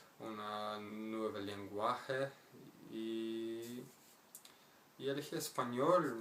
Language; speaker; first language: Spanish; non-native, learner; Kazakh